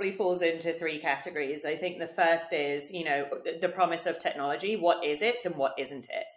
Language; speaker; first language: English; native; English